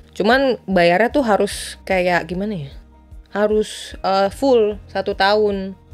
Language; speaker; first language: Indonesian; native; Indonesian